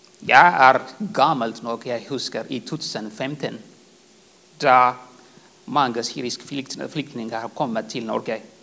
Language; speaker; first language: Swedish; non-native, fluent; Tigrinya